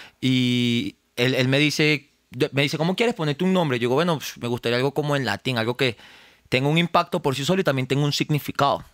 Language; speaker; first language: Spanish; native; Spanish